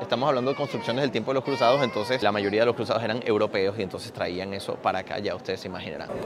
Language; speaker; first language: Spanish; native; Spanish